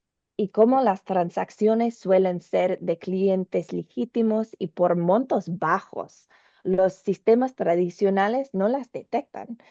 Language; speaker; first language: Spanish; non-native, learner; English